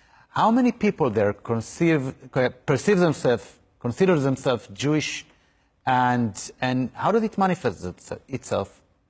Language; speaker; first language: English; non-native, fluent; Hebrew